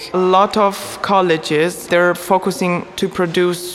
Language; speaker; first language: English; non-native, fluent; Italian